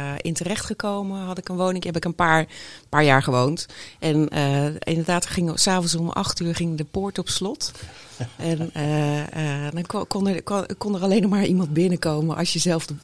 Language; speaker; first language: Dutch; native; Dutch